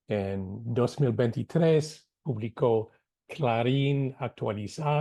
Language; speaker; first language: Spanish; non-native, fluent; English